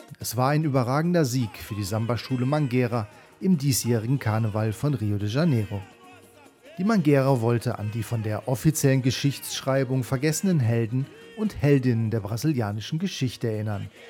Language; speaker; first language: German; native; German